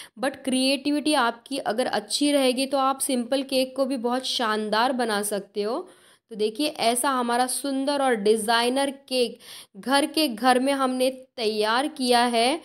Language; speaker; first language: Hindi; non-native, local second language; Marathi